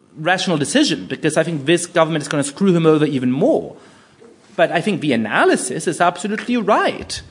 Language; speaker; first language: English; non-native, fluent; German